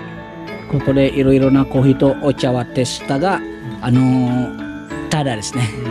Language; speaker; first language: Japanese; non-native, fluent; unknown